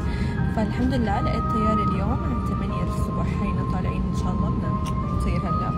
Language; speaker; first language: Arabic; native; Arabic